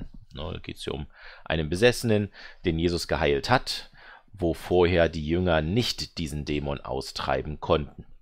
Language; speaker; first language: German; native; German